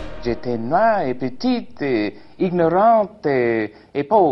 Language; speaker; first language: French; non-native, learner; English